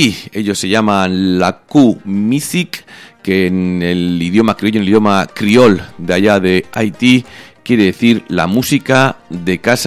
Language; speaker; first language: Spanish; native; Spanish